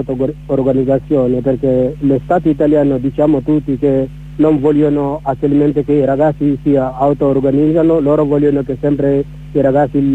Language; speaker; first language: Italian; non-native, learner; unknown